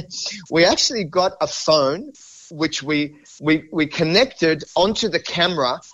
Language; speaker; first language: English; native; English